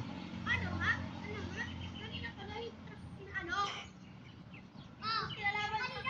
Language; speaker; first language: Filipino; non-native, local second language; Cebuano